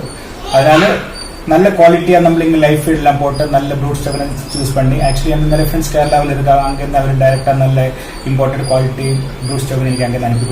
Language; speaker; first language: Tamil; non-native, learner; Malayalam